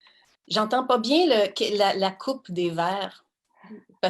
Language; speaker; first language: French; native; French